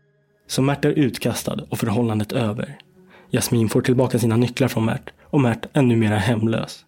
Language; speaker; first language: Swedish; native; Swedish